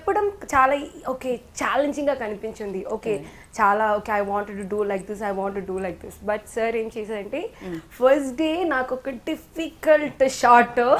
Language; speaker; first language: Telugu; non-native, learner; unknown